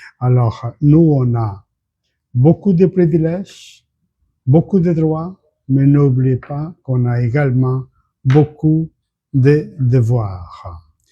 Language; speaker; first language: French; non-native, fluent; Portuguese